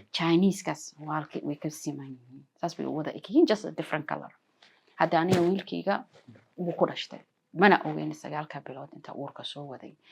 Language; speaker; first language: Somali; early bilingual, heritage; Somali